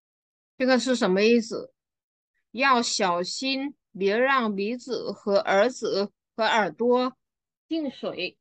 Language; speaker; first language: Chinese; non-native, fluent; Vietnamese